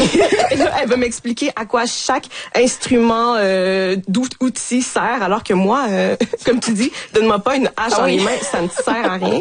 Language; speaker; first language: French; native; French